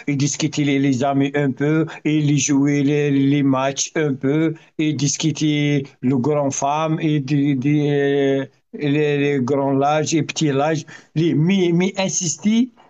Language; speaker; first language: French; non-native, learner; Arabic